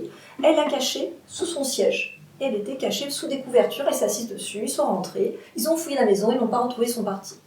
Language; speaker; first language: French; native; French